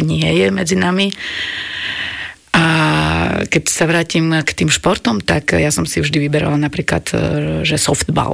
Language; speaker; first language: Slovak; native; Slovak